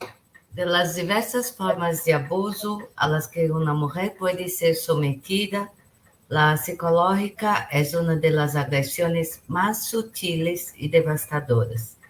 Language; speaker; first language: Spanish; non-native, local second language; Portuguese